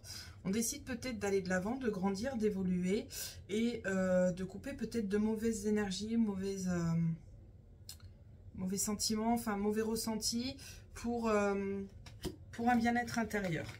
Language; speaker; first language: French; native; French